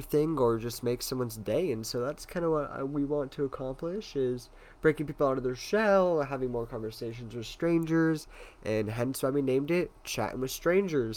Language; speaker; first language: English; native; English